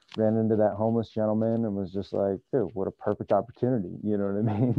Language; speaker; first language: English; native; English